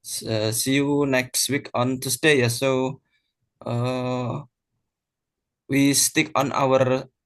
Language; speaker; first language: English; non-native, fluent; Indonesian